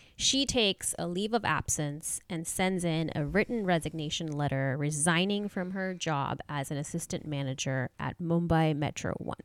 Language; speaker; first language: English; non-native, local second language; Hindi